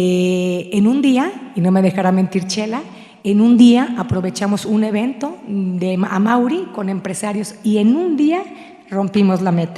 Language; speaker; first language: Spanish; native; Spanish